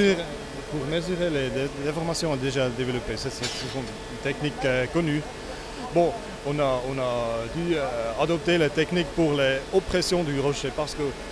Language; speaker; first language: French; non-native, local second language; Italian